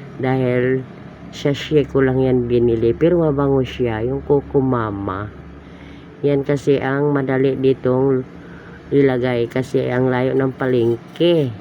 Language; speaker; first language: Filipino; non-native, local second language; Hiligaynon